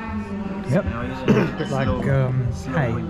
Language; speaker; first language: English; native; English